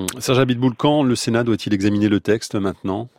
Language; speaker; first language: French; native; French